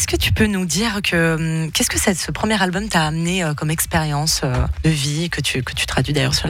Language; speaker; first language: French; native; French